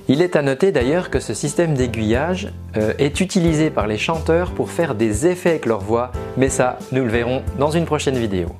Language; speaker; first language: French; native; French